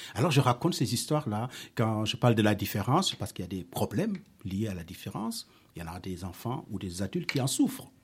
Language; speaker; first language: French; non-native, local second language; Wolof